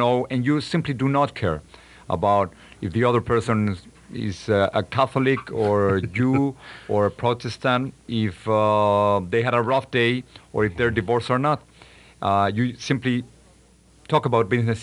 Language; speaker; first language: English; non-native, fluent; Spanish